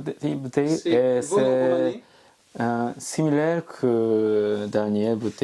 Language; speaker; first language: French; non-native, learner; Japanese